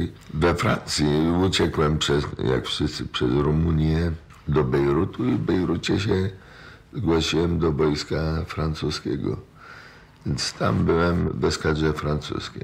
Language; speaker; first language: Polish; native; Polish